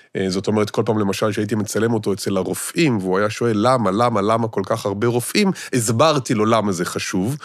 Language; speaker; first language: Hebrew; native; Hebrew